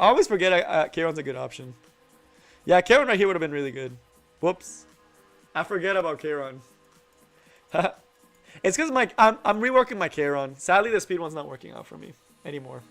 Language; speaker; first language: English; native; English